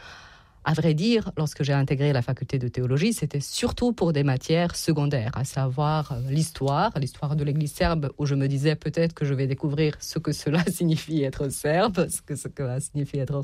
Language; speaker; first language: French; non-native, fluent; Serbian